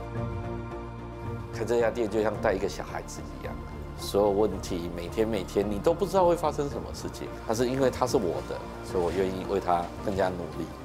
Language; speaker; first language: Chinese; native; Chinese